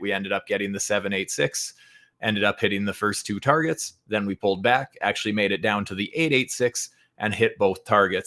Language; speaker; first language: English; native; English